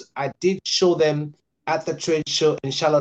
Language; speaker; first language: English; non-native, local second language; Krio